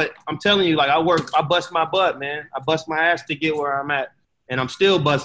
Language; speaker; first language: English; native; English